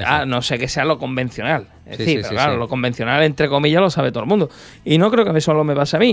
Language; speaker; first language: Spanish; native; Spanish